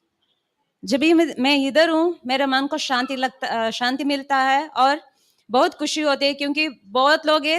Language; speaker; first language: Hindi; non-native, local second language; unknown